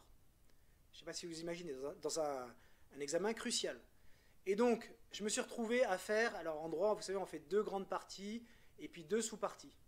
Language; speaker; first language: French; native; French